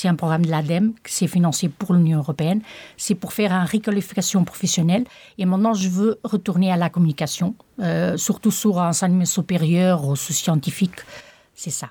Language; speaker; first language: French; non-native, fluent; Portuguese